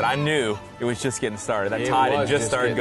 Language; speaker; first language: English; native; English